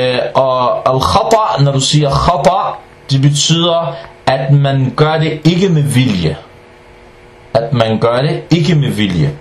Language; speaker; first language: Danish; non-native, fluent; Arabic